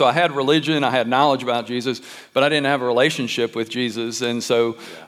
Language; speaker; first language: English; native; English